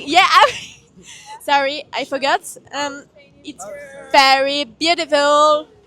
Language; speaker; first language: English; non-native, learner; French